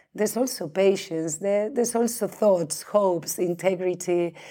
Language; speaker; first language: English; non-native, fluent; Spanish